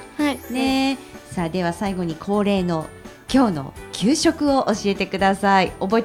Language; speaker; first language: Japanese; native; Japanese